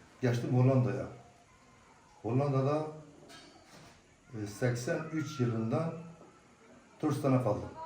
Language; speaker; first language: Turkish; non-native, local second language; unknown